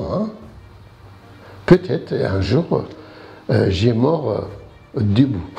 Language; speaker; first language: French; non-native, learner; Turkish